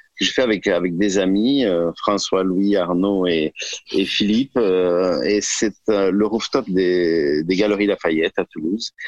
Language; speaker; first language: French; native; French